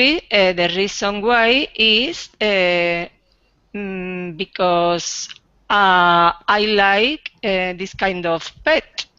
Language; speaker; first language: English; non-native, learner; Spanish